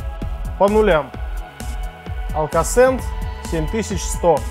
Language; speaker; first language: Russian; native; Russian